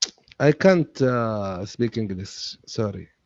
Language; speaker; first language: English; non-native, learner; Arabic